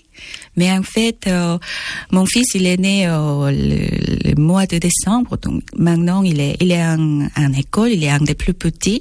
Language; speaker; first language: French; non-native, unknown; Korean